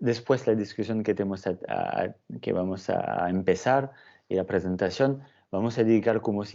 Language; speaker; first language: Spanish; non-native, fluent; French